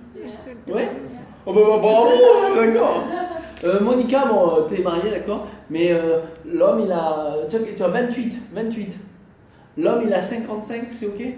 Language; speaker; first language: French; non-native, fluent; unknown